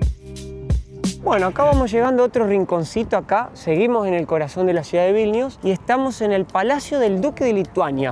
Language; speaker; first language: Spanish; native; Spanish